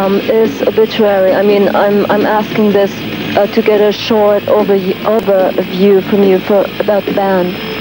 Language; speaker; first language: English; non-native, fluent; German